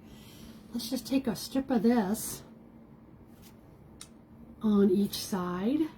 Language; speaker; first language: English; native; English